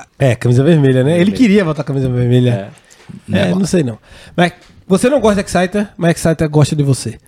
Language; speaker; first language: Portuguese; native; Portuguese